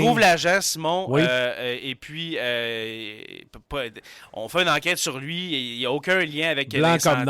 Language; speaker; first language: French; native; French